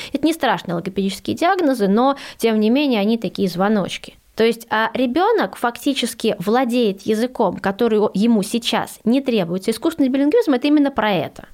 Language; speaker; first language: Russian; early bilingual, heritage; Russian